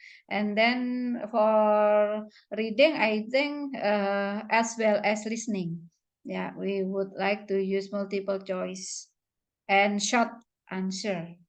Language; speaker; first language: English; non-native, fluent; Indonesian